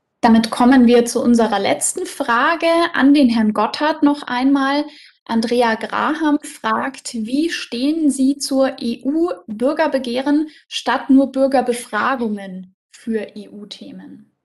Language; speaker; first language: German; native; German